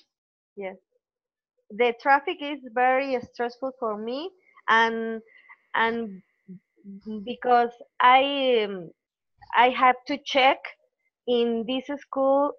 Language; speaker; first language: English; non-native, learner; Spanish